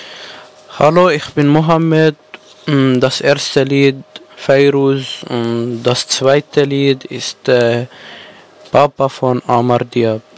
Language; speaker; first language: German; non-native, learner; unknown